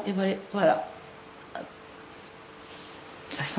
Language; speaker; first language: French; native; French